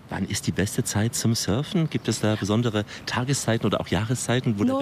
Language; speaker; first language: German; native; German